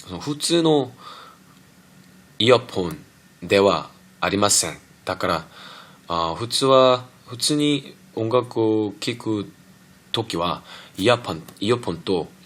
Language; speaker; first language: Japanese; non-native, fluent; Korean